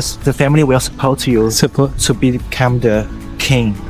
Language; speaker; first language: English; non-native, learner; Chinese